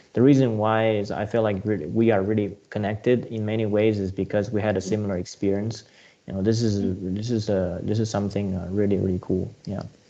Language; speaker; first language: English; non-native, fluent; Chinese